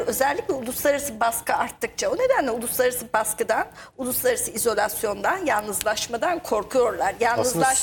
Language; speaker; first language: Turkish; native; Turkish